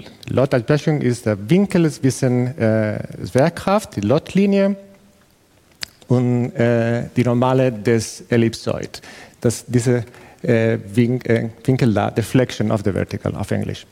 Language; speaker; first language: German; non-native, fluent; Spanish